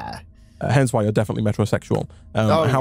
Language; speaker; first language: English; native; English